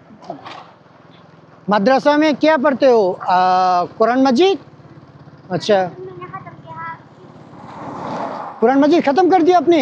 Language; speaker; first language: Hindi; non-native, learner; Bangla